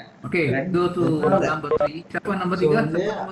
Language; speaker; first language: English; non-native, fluent; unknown